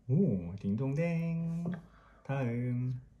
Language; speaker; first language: Korean; native; Korean